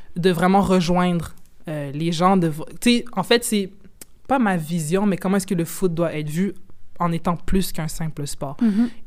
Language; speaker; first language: French; native; French